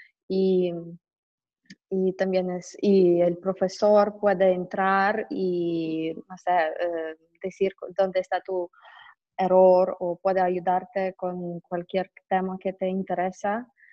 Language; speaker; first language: Spanish; non-native, fluent; Russian